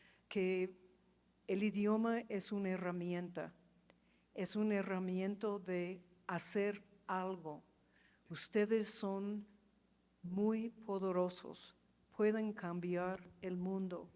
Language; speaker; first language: Spanish; non-native, fluent; English